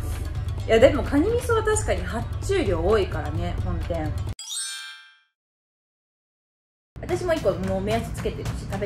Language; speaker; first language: Japanese; native; Japanese